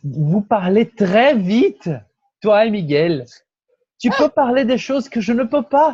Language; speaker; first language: French; non-native, fluent; Portuguese